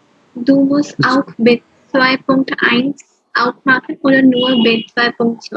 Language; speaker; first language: German; non-native, fluent; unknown